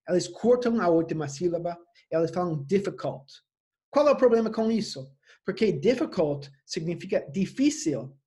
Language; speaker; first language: Portuguese; non-native, fluent; English